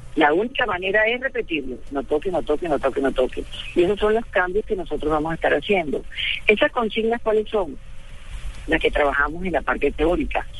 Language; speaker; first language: Spanish; native; Spanish